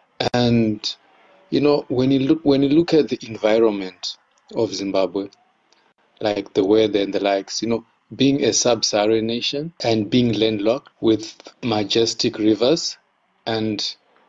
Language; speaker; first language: English; non-native, local second language; Shona